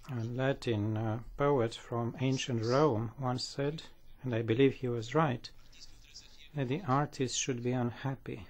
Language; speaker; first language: English; non-native, fluent; Romanian